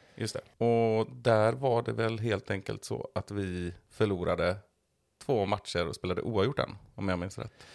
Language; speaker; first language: Swedish; native; Swedish